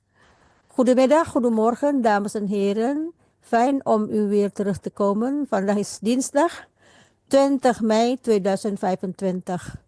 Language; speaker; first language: Dutch; non-native, fluent; Indonesian